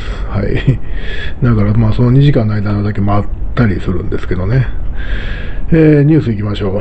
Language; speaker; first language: Japanese; native; Japanese